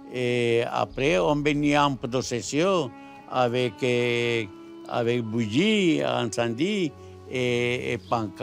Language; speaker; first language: French; non-native, learner; Spanish